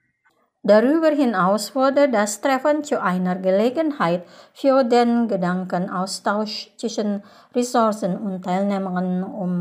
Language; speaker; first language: German; non-native, fluent; Indonesian